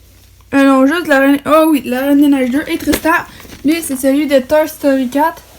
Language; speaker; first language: French; native; French